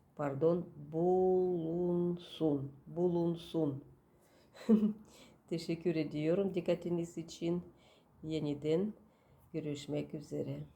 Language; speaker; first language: Turkish; non-native, learner; Russian